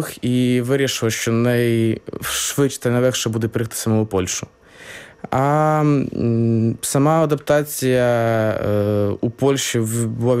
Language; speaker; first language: Ukrainian; native; Ukrainian